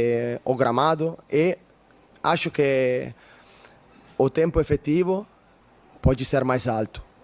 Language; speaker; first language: Portuguese; non-native, fluent; Italian